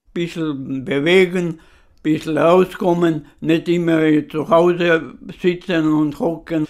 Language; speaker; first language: German; non-native, fluent; Slovenian